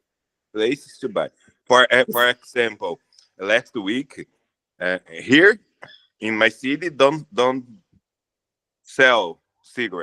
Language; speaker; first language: English; non-native, learner; Portuguese